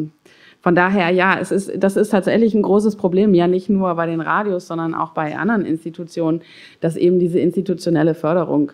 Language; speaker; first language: German; native; German